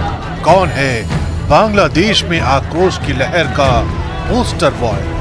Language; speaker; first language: Hindi; native; Hindi